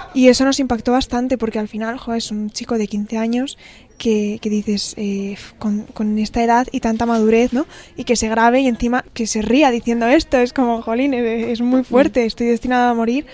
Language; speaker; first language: Spanish; native; Spanish